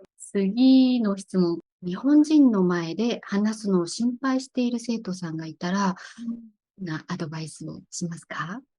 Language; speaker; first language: Japanese; native; Japanese